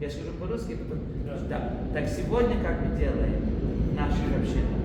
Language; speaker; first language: Russian; early bilingual, heritage; Russian